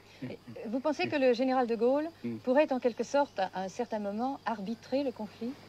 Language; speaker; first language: French; native; French